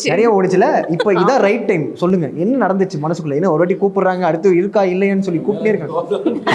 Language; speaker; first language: Tamil; native; Tamil